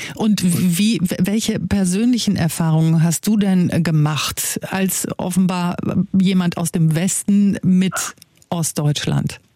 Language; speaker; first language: German; native; German